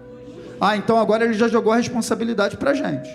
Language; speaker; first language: Portuguese; native; Portuguese